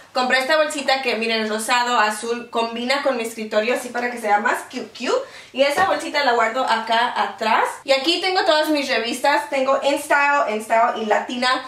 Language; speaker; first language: Spanish; early bilingual, heritage; Spanish